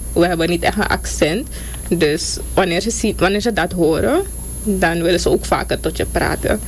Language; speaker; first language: Dutch; native; Dutch